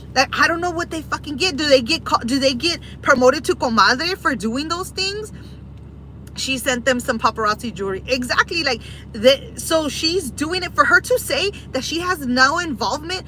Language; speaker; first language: English; early bilingual, other home language; Spanish